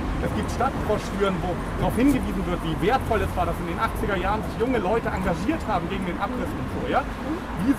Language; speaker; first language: German; native; German